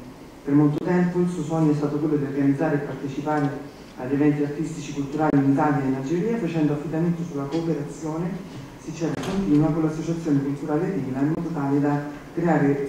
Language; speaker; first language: Italian; native; Italian